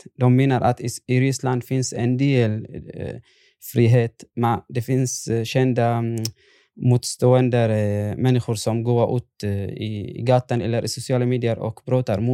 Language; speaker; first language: Swedish; non-native, fluent; Arabic